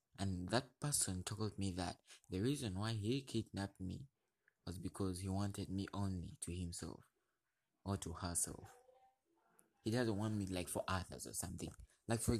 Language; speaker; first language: English; non-native, local second language; Ganda